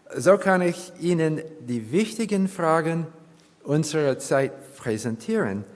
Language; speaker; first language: German; non-native, learner; English